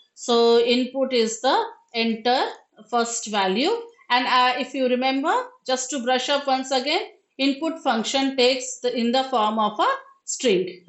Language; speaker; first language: English; non-native, local second language; Hindi